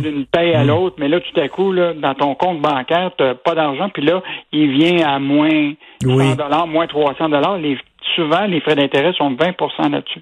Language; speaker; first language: French; native; French